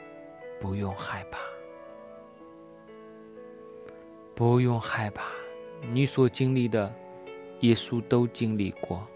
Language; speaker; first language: Chinese; native; Chinese